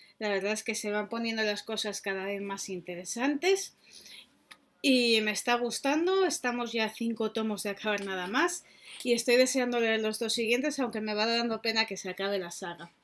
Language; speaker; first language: Spanish; native; Spanish